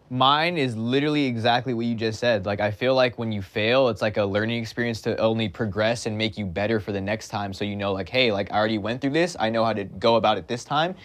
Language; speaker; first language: English; native; English